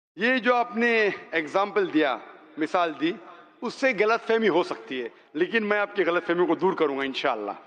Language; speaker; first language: Hindi; non-native, local second language; Konkani